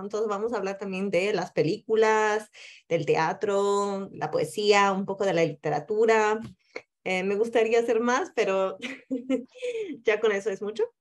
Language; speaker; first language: Spanish; early bilingual, heritage; Spanish